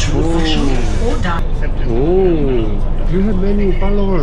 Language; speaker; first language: English; non-native, learner; Korean